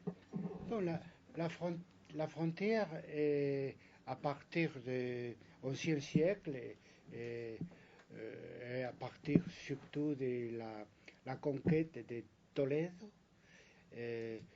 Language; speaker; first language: French; non-native, fluent; Spanish